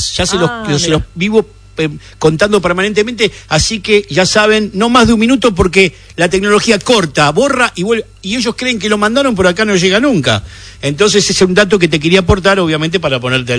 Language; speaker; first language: Spanish; native; Spanish